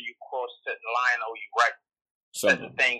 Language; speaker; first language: English; non-native, local second language; Swahili